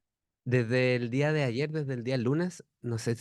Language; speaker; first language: Spanish; native; Spanish